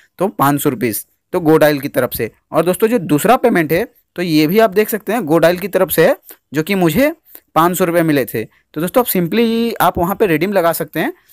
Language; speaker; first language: Hindi; native; Hindi